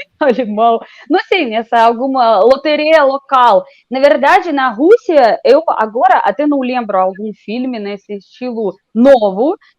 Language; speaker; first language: Portuguese; non-native, fluent; Russian